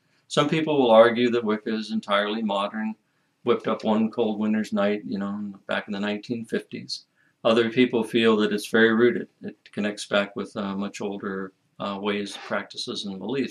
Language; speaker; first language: English; native; English